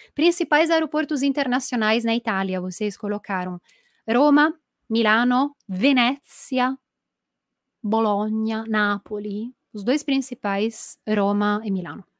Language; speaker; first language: Portuguese; non-native, fluent; Italian